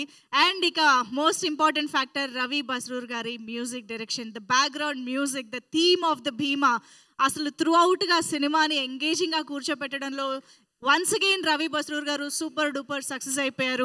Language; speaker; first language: Telugu; native; Telugu